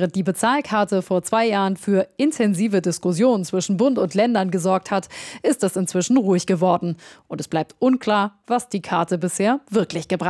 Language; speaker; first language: German; native; German